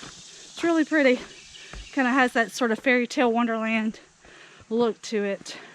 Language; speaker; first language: English; native; English